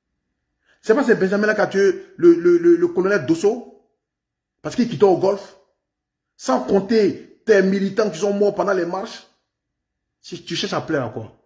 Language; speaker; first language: French; native; French